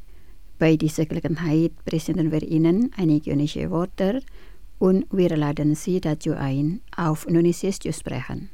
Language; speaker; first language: German; non-native, fluent; Indonesian